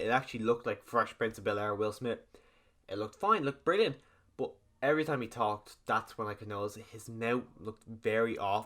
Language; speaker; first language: English; native; English